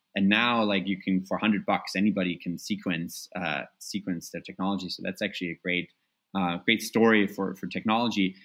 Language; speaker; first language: English; non-native, fluent; German